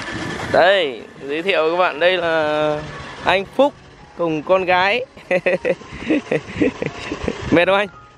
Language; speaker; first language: Vietnamese; native; Vietnamese